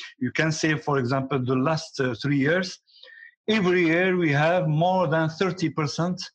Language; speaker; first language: English; non-native, learner; Arabic